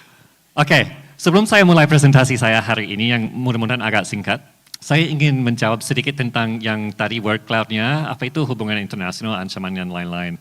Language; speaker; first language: Indonesian; non-native, fluent; English